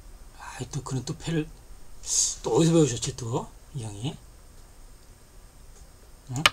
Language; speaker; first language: Korean; native; Korean